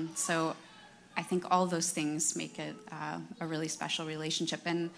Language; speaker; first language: English; native; English